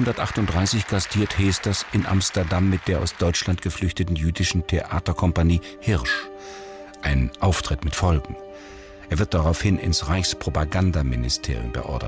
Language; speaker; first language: German; native; German